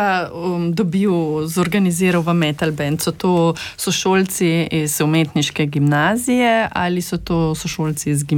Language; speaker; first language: Slovenian; native; Slovenian